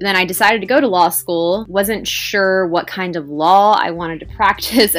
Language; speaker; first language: English; native; English